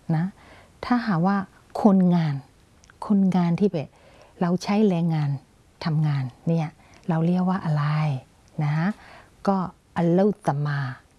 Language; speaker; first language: Thai; non-native, fluent; Burmese